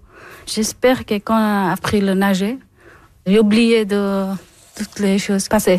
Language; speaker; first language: French; non-native, learner; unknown